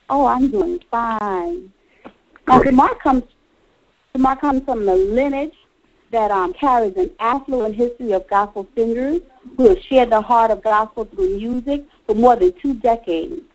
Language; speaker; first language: English; native; English